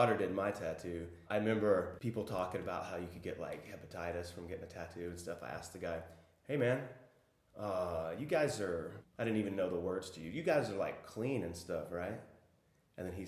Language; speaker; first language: English; native; English